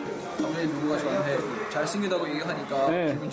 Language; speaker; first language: Korean; non-native, learner; Chinese